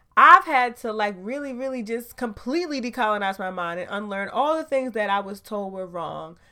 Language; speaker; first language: English; native; English